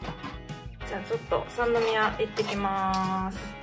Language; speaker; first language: Japanese; native; Japanese